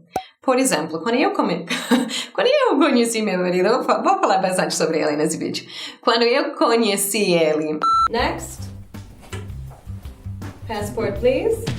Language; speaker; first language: Portuguese; non-native, fluent; English